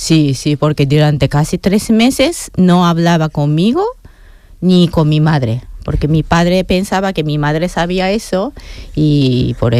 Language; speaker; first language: Spanish; non-native, fluent; Japanese